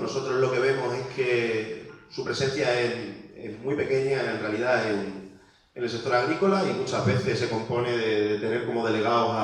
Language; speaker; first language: Spanish; native; Spanish